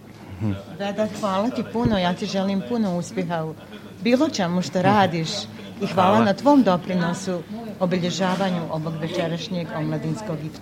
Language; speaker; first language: Serbian; native; Serbian